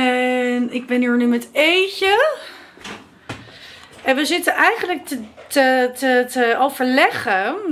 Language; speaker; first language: Dutch; native; Dutch